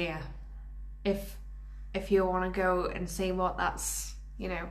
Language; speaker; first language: English; native; English